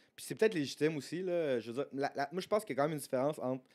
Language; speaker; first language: French; native; French